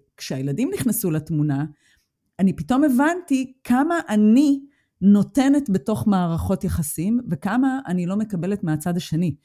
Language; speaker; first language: Hebrew; native; Hebrew